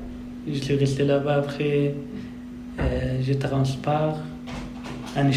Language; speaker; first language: French; non-native, learner; Persian